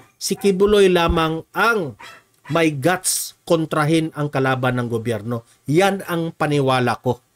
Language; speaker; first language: Filipino; non-native, local second language; Cebuano